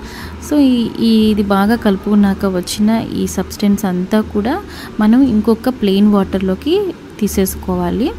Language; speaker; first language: Telugu; native; Telugu